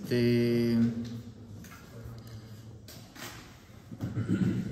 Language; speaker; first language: French; non-native, learner; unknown